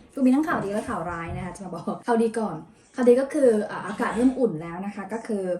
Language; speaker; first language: Thai; native; Thai